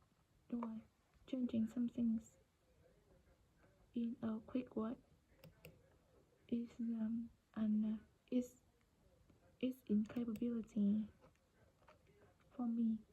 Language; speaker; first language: English; non-native, learner; Vietnamese